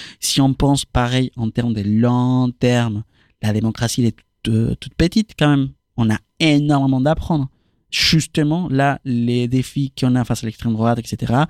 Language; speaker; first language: French; non-native, fluent; Spanish